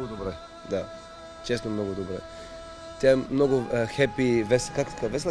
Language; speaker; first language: Bulgarian; non-native, learner; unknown